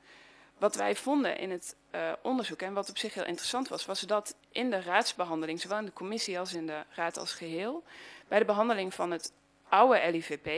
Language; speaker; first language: Dutch; native; Dutch